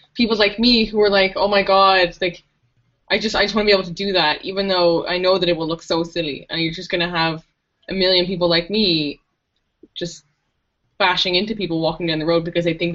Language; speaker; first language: English; native; English